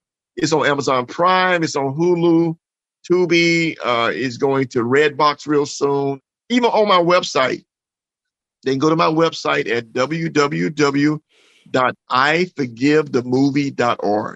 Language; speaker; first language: English; native; English